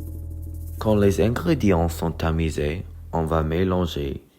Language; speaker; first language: French; non-native, learner; English